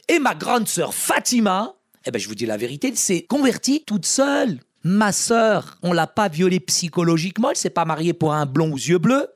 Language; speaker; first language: French; early bilingual, other home language; Arabic